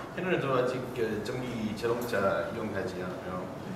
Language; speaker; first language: Korean; non-native, fluent; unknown